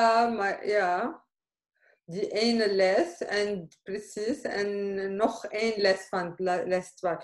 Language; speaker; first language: Dutch; non-native, fluent; Arabic